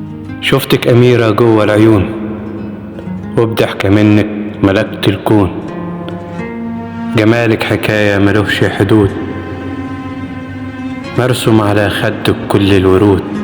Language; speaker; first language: Arabic; native; Arabic